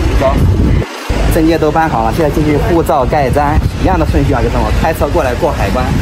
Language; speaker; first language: Chinese; native; Chinese